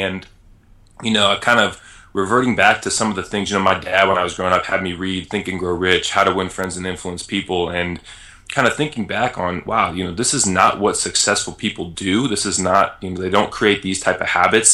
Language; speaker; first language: English; native; English